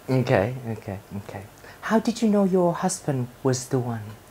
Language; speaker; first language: English; non-native, fluent; Thai